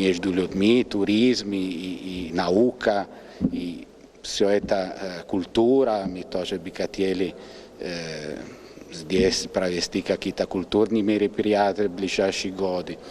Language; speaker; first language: Russian; non-native, fluent; Italian